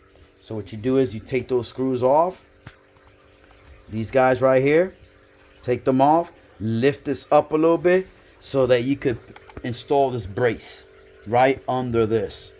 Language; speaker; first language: English; native; English